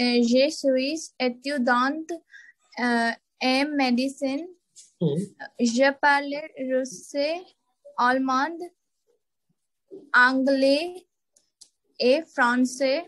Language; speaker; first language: French; non-native, learner; Hindi